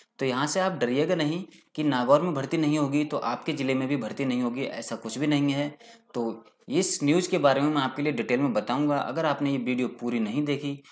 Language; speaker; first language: Hindi; native; Hindi